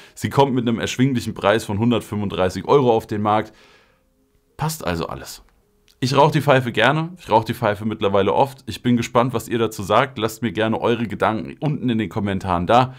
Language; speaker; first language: German; native; German